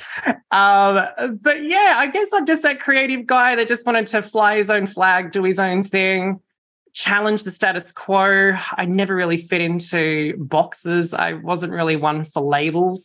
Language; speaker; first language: English; native; English